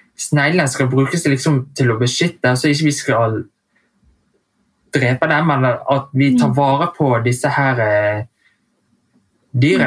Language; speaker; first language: Norwegian; early bilingual, heritage; Vietnamese